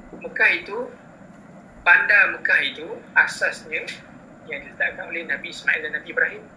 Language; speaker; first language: Malay; native; Malay